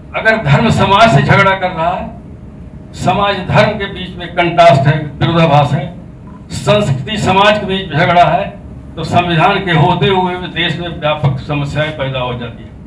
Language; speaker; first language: Hindi; native; Hindi